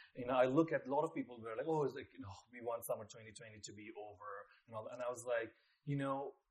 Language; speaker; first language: English; non-native, local second language; Nepali